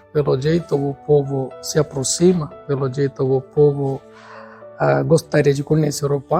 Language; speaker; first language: Portuguese; non-native, fluent; Tamil